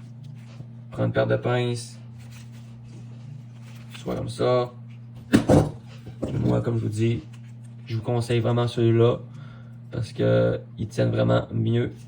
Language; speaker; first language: French; native; French